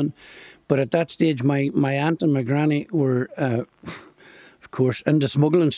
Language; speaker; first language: English; native; English